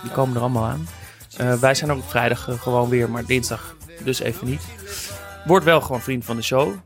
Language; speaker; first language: Dutch; native; Dutch